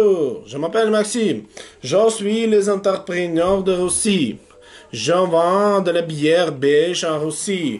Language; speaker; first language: French; non-native, learner; Russian